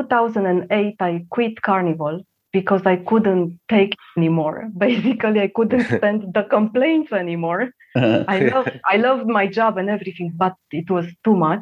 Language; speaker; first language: English; non-native, fluent; Romanian